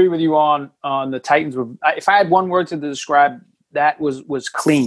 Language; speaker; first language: English; native; English